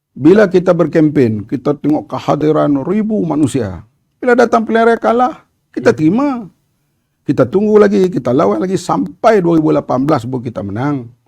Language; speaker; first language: Malay; native; Malay